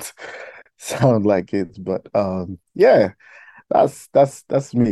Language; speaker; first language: English; non-native, local second language; Yoruba